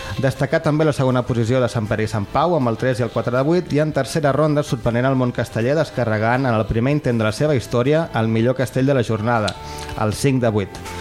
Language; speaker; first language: Catalan; native; Catalan